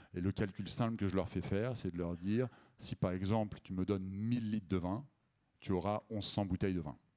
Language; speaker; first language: French; native; French